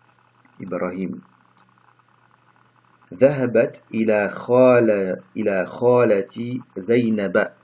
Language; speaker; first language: Arabic; non-native, fluent; French